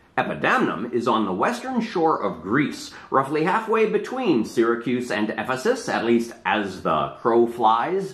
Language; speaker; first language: English; native; English